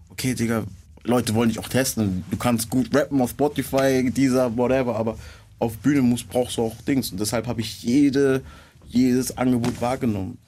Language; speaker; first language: German; early bilingual, other home language; French